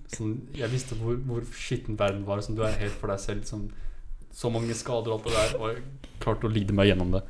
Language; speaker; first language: Norwegian; early bilingual, other home language; Kurdish